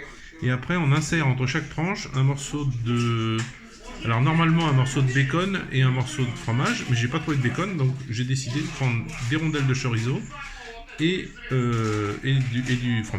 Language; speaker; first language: French; native; French